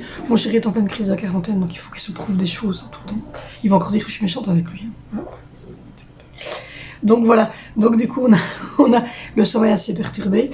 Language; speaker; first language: French; native; French